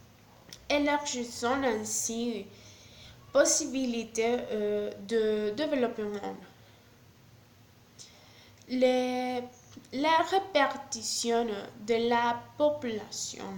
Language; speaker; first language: French; non-native, learner; Spanish